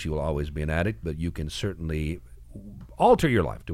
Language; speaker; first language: English; native; English